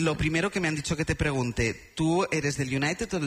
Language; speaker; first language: Spanish; native; Spanish